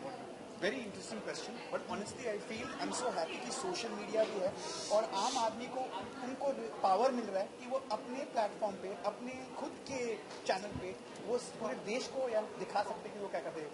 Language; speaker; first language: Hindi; native; Hindi